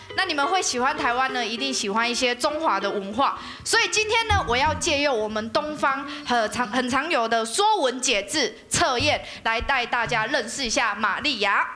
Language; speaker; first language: Chinese; native; Chinese